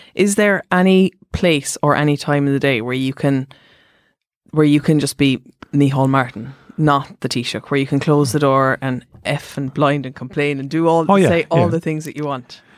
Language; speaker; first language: English; native; English